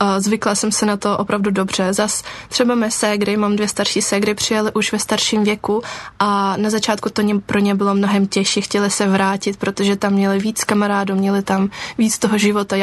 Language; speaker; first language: Czech; early bilingual, other home language; Ukrainian